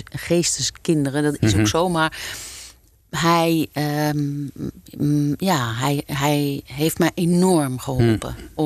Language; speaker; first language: Dutch; native; Dutch